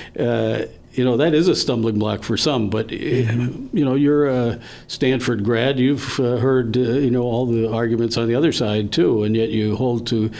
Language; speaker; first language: English; native; English